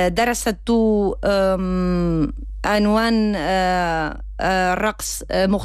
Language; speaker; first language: Arabic; non-native, learner; Spanish